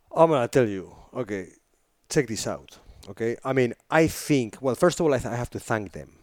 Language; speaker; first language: English; non-native, fluent; Spanish